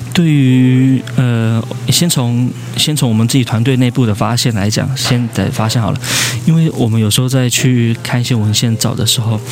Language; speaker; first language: Chinese; native; Chinese